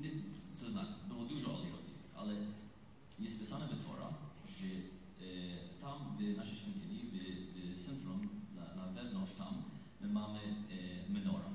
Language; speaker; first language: Polish; non-native, learner; English